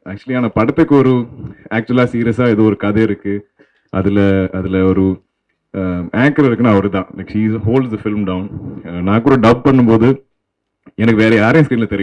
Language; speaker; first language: Tamil; non-native, local second language; Malayalam